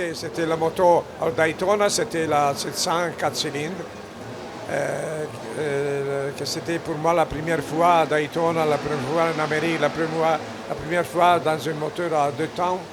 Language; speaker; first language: French; non-native, fluent; Italian